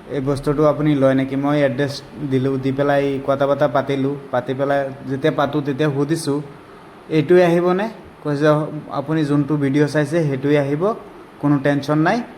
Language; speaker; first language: Assamese; native; Assamese